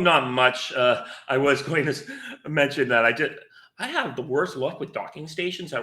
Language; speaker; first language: English; native; English